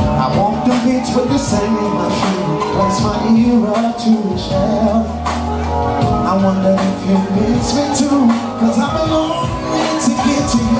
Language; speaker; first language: English; native; English